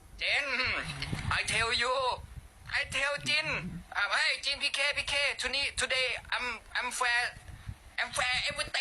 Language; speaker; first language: English; non-native, learner; Thai